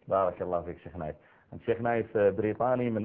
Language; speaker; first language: Arabic; native; Arabic